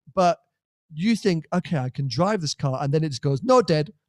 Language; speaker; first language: English; native; English